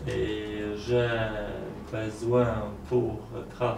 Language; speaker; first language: French; non-native, learner; Polish